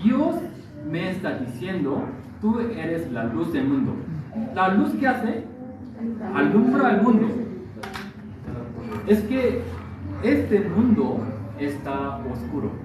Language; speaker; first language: Spanish; non-native, fluent; Korean